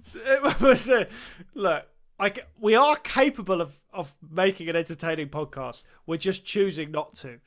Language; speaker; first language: English; native; English